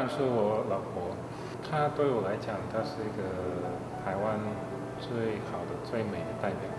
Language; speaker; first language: Chinese; non-native, fluent; Russian